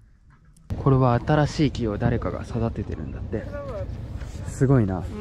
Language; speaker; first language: Japanese; native; Japanese